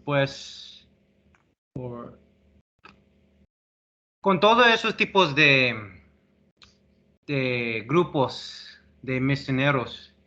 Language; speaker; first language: Spanish; early bilingual, heritage; English